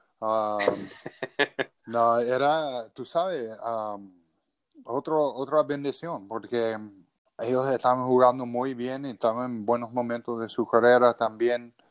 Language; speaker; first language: Spanish; early bilingual, other home language; English